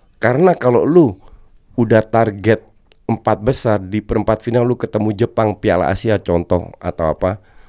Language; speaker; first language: Indonesian; non-native, fluent; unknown